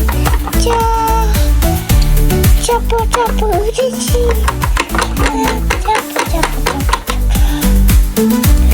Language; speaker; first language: Japanese; native; Japanese